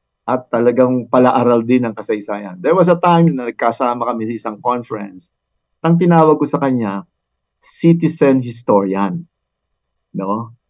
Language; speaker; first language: Filipino; native; Filipino